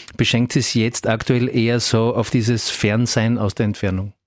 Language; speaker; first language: German; native; German